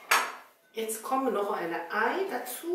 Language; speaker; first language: German; non-native, learner; Chinese